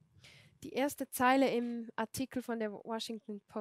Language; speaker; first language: German; non-native, fluent; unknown